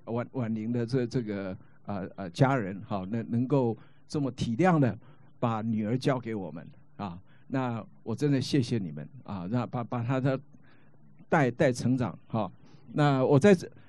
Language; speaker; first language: Chinese; native; Chinese